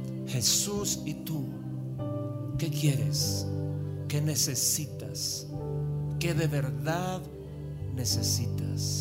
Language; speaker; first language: Spanish; native; Spanish